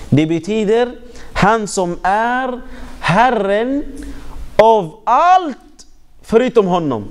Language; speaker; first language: Swedish; non-native, fluent; Arabic